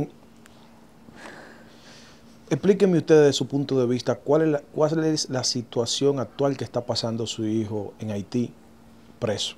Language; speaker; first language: Spanish; native; Spanish